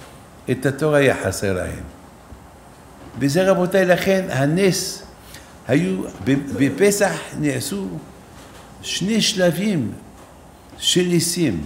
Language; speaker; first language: Hebrew; non-native, fluent; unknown